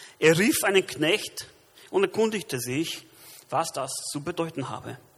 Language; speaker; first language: German; early bilingual, other home language; Romanian